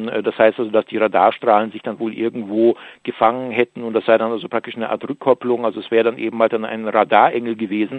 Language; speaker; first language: German; native; German